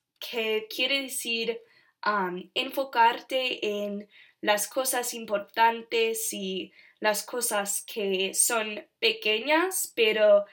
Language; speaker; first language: Spanish; non-native, learner; English